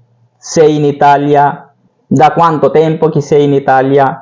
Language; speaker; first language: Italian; non-native, learner; Hindi